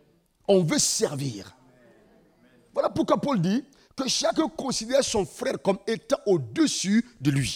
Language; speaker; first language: French; non-native, local second language; Mossi